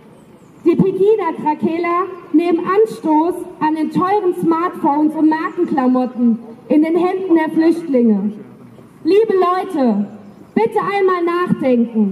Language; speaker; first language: German; native; German